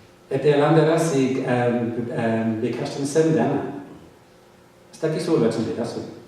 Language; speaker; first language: Basque; non-native, learner; English